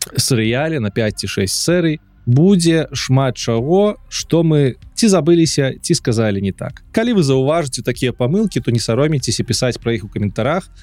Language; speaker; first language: Belarusian; non-native, local second language; Russian